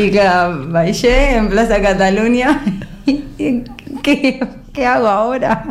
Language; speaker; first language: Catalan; non-native, learner; Spanish